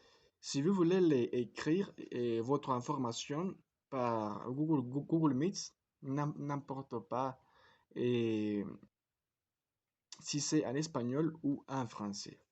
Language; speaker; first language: French; non-native, fluent; Spanish